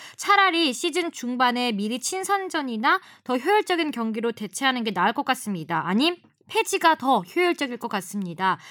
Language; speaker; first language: Korean; native; Korean